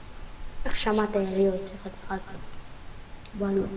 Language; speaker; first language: Hebrew; native; Hebrew